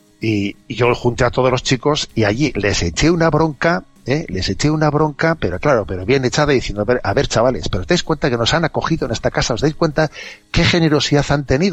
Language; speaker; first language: Spanish; native; Spanish